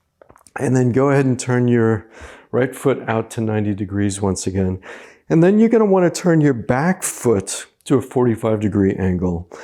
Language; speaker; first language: English; native; English